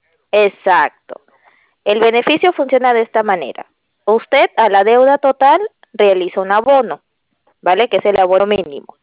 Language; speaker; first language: Spanish; native; Spanish